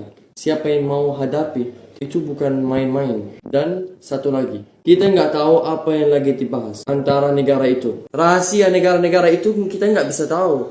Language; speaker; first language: Indonesian; non-native, fluent; Arabic